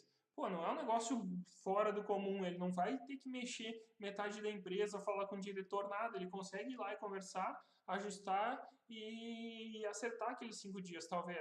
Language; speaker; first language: Portuguese; native; Portuguese